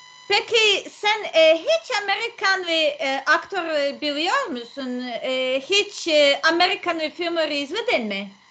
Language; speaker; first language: Turkish; non-native, learner; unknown